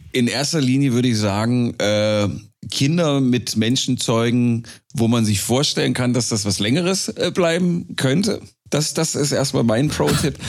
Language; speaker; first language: German; native; German